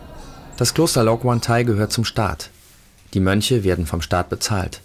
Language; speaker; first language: German; native; German